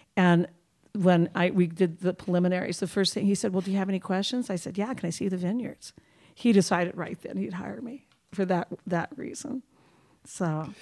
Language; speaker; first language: English; native; English